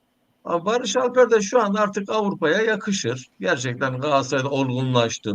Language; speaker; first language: Turkish; native; Turkish